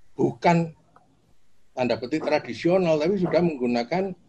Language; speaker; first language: Indonesian; non-native, local second language; Javanese